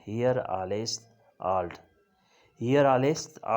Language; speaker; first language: German; non-native, learner; Urdu